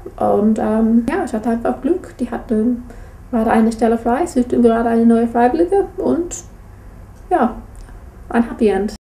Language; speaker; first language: German; non-native, fluent; English